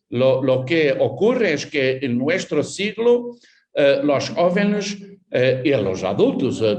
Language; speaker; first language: Spanish; non-native, fluent; Portuguese